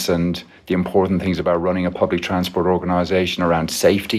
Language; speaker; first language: English; native; English